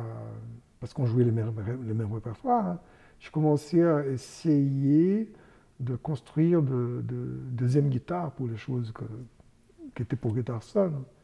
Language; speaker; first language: French; non-native, fluent; Portuguese